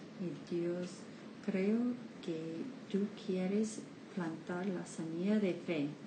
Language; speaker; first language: Spanish; non-native, learner; English